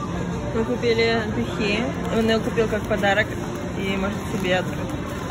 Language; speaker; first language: Russian; early bilingual, heritage; Russian